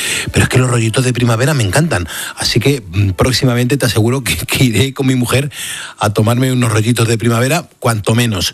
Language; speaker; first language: Spanish; native; Spanish